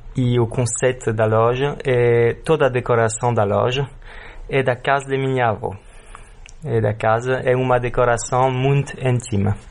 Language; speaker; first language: Portuguese; early bilingual, heritage; French